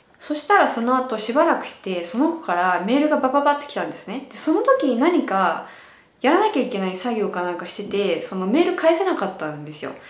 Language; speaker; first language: Japanese; native; Japanese